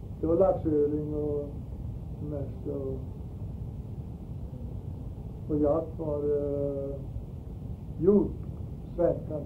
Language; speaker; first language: Swedish; early bilingual, heritage; Swedish